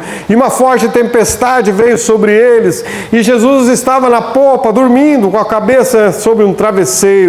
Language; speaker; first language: Portuguese; native; Portuguese